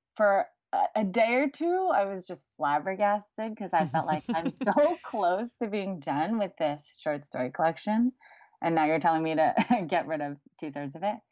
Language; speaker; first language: English; native; English